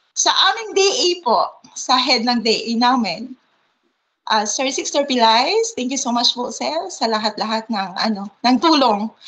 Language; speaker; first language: Filipino; non-native, local second language; Hiligaynon